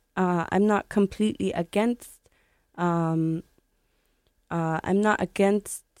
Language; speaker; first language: English; native; English